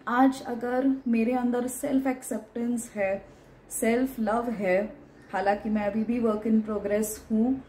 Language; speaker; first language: Hindi; non-native, local second language; Marathi